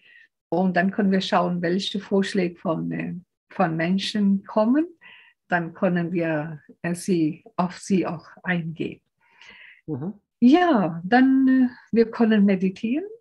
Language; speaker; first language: German; non-native, fluent; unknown